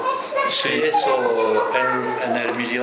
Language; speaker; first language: Spanish; non-native, fluent; French